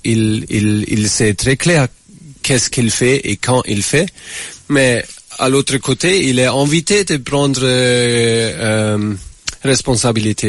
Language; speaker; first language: French; non-native, learner; German